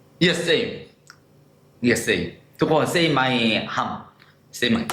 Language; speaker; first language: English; non-native, learner; Korean